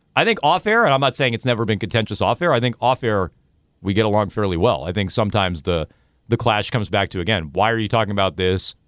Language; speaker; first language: English; native; English